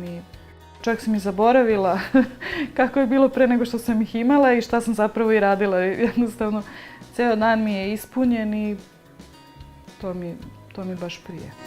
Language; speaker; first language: Serbian; native; Serbian